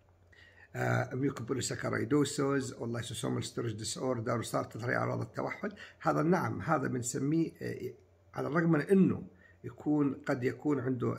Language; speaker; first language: Arabic; native; Arabic